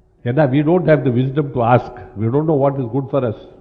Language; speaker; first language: English; non-native, local second language; Tamil